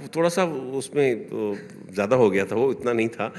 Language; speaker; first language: Hindi; native; Hindi